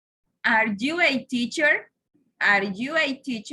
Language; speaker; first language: English; non-native, fluent; Spanish